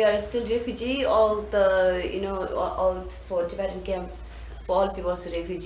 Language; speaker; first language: English; non-native, learner; Tibetan